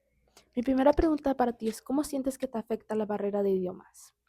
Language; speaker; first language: Spanish; early bilingual, heritage; Spanish